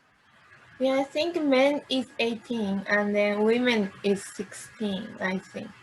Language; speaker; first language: English; non-native, learner; Japanese